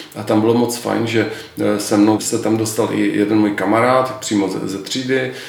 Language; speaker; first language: Czech; native; Czech